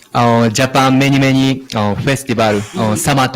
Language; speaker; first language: English; non-native, learner; Japanese